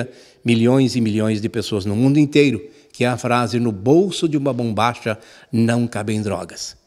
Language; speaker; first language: Portuguese; native; Portuguese